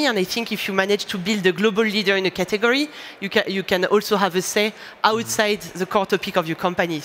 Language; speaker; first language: English; non-native, fluent; French